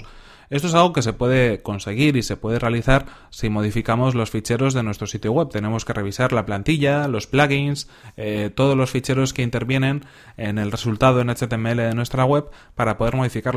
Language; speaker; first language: Spanish; native; Spanish